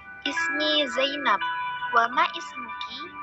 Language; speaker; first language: Arabic; non-native, learner; Indonesian